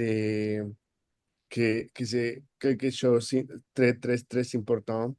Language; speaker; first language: French; non-native, fluent; Spanish